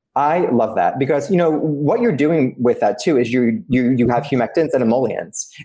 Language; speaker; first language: English; early bilingual, other home language; Italian